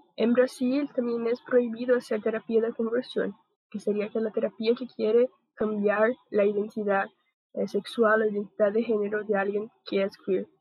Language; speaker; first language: Spanish; non-native, learner; Portuguese